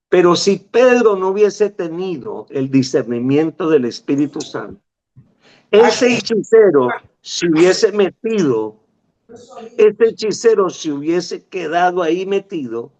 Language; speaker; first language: Spanish; native; Spanish